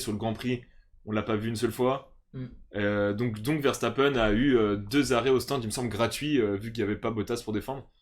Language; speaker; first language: French; native; French